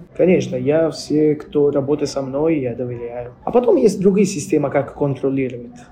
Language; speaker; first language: Russian; non-native, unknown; Italian